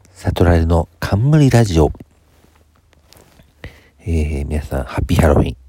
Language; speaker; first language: Japanese; native; Japanese